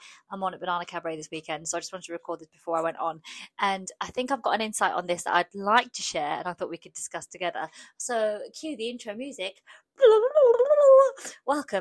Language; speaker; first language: English; early bilingual, other home language; Polish